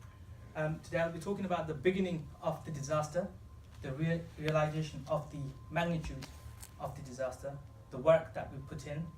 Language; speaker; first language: English; non-native, fluent; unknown